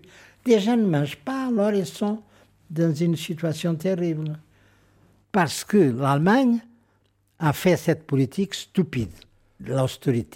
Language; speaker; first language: French; non-native, fluent; Portuguese